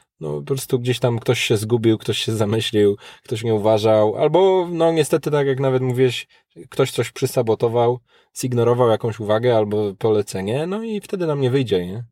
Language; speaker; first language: Polish; native; Polish